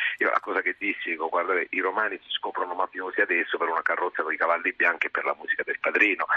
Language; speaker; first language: Italian; native; Italian